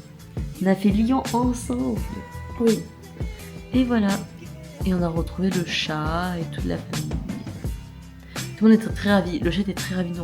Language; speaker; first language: French; native; French